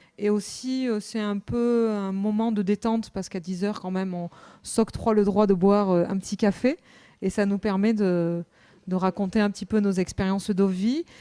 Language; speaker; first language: French; native; French